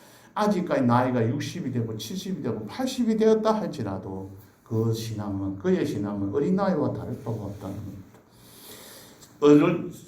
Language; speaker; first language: Korean; native; Korean